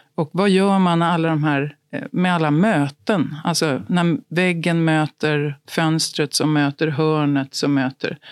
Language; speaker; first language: Swedish; native; Swedish